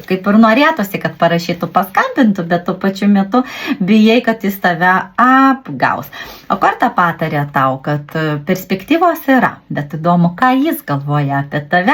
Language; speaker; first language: Lithuanian; native; Lithuanian